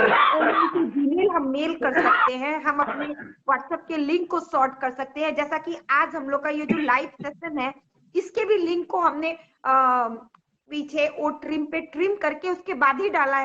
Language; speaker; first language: Hindi; native; Hindi